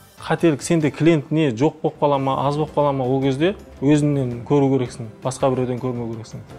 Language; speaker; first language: Kazakh; early bilingual, heritage; Kazakh